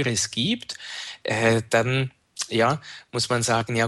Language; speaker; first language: German; native; German